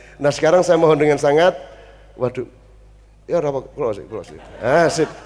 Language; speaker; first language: Indonesian; non-native, local second language; Javanese